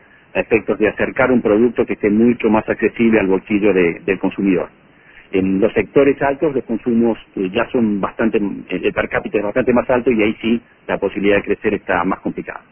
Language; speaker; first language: Spanish; native; Spanish